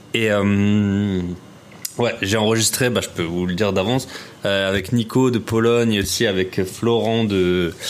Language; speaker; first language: French; native; French